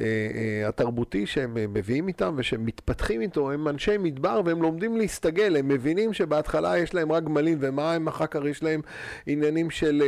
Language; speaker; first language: Hebrew; native; Hebrew